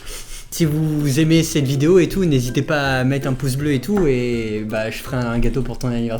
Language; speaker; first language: French; native; French